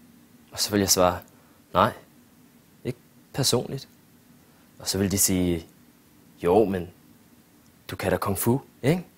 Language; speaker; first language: Danish; early bilingual, other home language; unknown